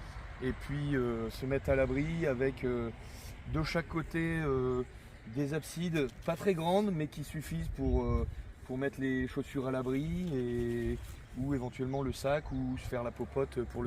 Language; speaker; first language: French; native; French